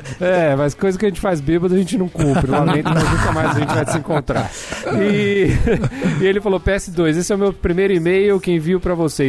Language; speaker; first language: Portuguese; native; Portuguese